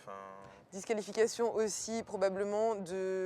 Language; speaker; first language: French; native; French